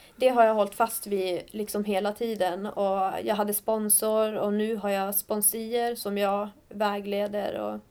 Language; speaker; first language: Swedish; native; Swedish